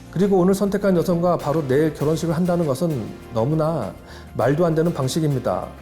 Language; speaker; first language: Korean; native; Korean